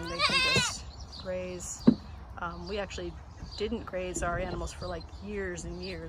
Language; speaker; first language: English; native; English